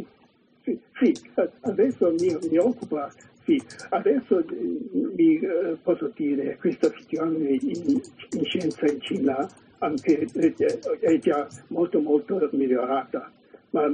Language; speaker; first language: Italian; non-native, learner; Chinese